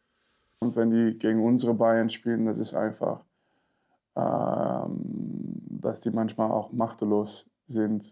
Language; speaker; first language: German; non-native, fluent; French